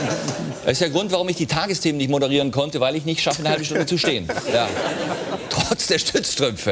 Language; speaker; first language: German; native; German